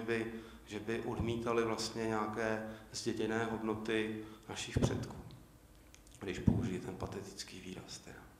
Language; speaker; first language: Czech; native; Czech